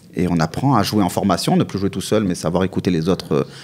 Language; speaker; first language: French; native; French